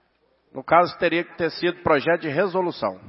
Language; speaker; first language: Portuguese; native; Portuguese